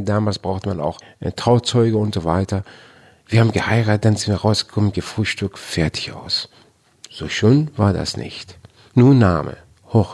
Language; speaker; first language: German; non-native, fluent; Persian